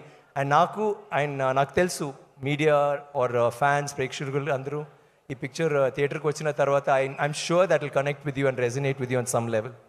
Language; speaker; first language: Telugu; non-native, learner; Tamil